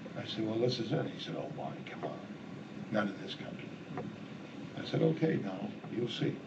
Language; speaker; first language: English; native; English